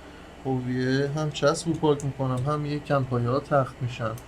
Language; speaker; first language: Persian; native; Persian